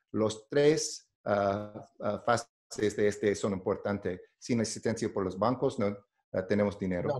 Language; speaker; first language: Spanish; non-native, learner; English